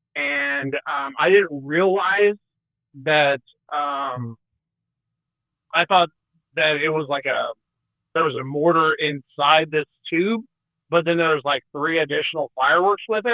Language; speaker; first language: English; native; English